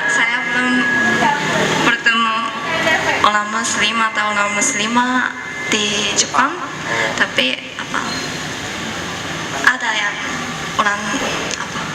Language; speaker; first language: Indonesian; non-native, learner; Japanese